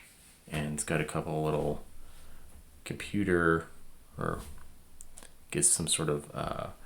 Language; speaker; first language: English; native; English